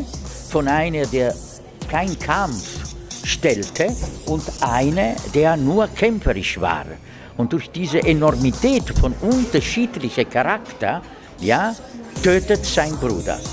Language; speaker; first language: German; non-native, fluent; Italian